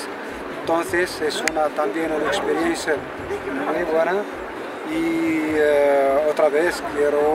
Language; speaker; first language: Spanish; non-native, fluent; Arabic